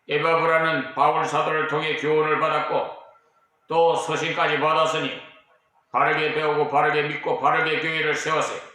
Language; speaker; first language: Korean; native; Korean